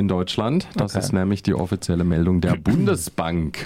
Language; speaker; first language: German; native; German